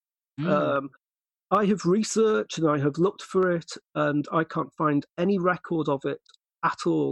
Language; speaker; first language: English; native; English